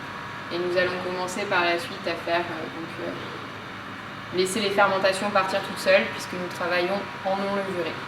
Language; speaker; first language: French; native; French